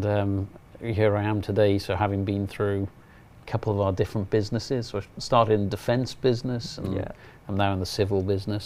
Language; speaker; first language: English; native; English